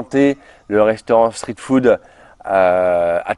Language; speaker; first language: French; native; French